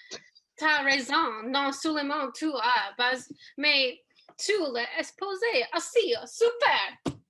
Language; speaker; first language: French; non-native, learner; English